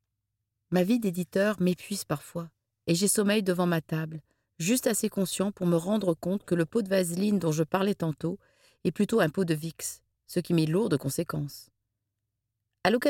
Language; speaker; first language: French; native; French